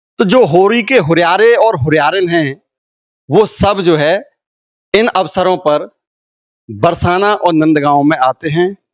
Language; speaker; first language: Hindi; native; Hindi